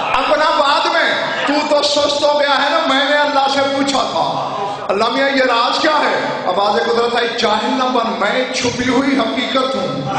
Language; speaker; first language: Urdu; non-native, local second language; Saraiki